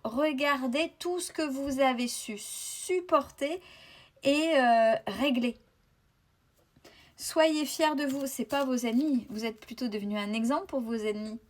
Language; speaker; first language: French; native; French